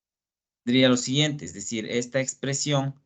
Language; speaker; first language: Spanish; native; Spanish